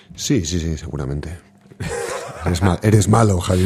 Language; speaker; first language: Spanish; native; Spanish